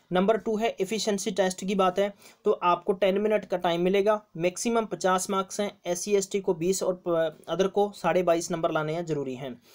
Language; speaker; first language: Hindi; non-native, local second language; Punjabi